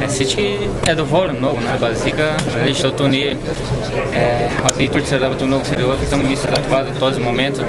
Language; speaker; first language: Bulgarian; non-native, learner; Portuguese